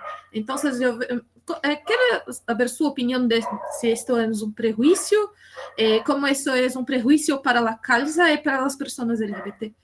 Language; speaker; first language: Spanish; non-native, learner; Portuguese